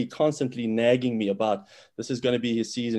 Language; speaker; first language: English; native; English